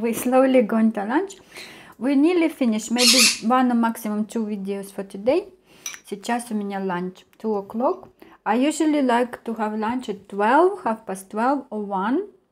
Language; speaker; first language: English; non-native, fluent; Russian